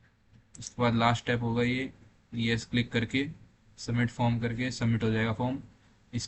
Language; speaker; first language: Hindi; native; Hindi